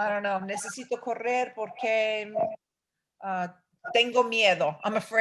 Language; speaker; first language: Spanish; non-native, fluent; English